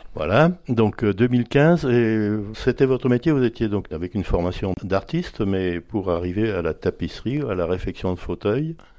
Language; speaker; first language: French; native; French